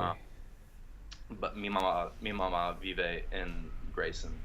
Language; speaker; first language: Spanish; non-native, learner; English